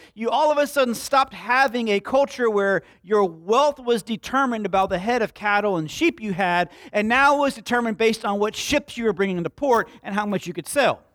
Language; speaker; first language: English; native; English